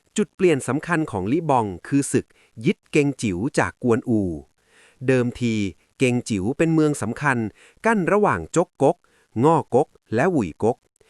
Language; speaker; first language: Thai; native; Thai